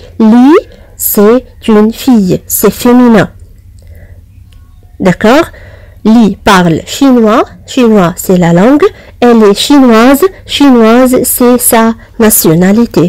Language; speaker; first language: French; non-native, fluent; Arabic